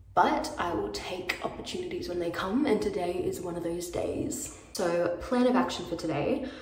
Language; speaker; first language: English; native; English